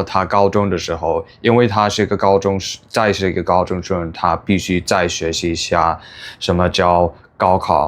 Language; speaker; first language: Chinese; non-native, fluent; English